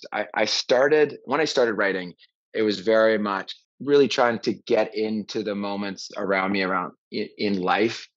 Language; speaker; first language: English; native; English